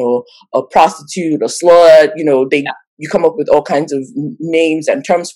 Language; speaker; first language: English; non-native, local second language; Yoruba